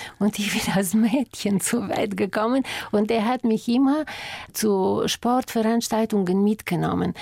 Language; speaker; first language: German; non-native, fluent; Bulgarian